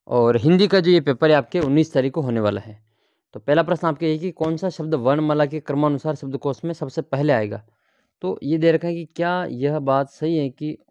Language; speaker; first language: Hindi; native; Hindi